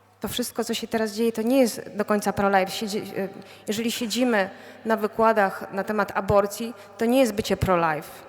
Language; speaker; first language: Polish; native; Polish